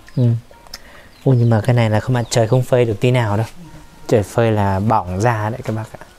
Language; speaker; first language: Vietnamese; non-native, local second language; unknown